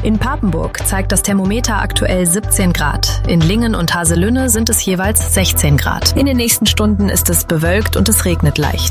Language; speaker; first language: German; native; German